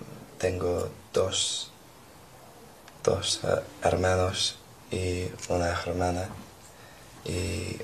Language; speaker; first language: Spanish; non-native, learner; English